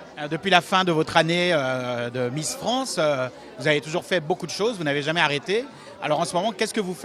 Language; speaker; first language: French; native; French